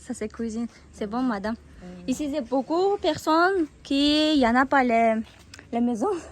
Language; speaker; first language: French; non-native, learner; Kazakh